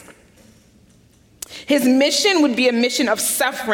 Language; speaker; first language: English; native; English